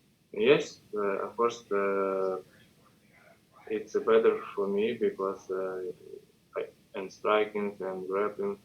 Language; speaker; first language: English; non-native, learner; Russian